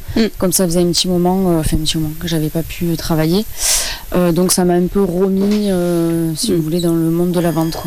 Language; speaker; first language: French; native; French